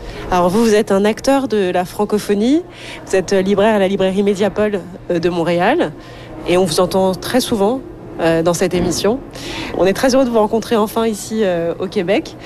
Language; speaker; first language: French; native; French